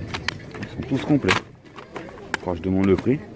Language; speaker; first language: French; native; French